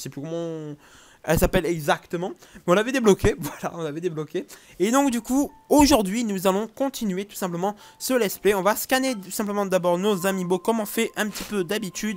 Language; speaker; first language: French; native; French